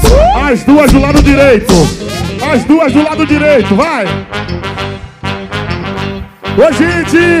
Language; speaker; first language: Portuguese; native; Portuguese